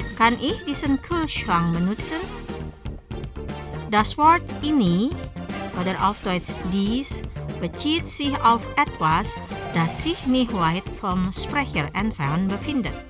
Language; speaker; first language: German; non-native, fluent; Indonesian